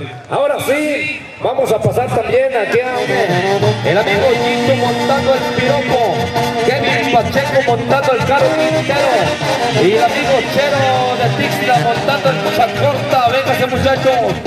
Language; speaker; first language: Spanish; native; Spanish